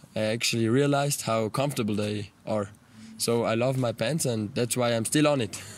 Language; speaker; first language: English; non-native, fluent; Italian